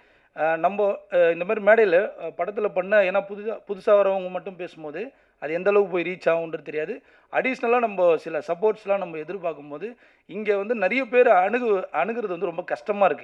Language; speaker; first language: Tamil; native; Tamil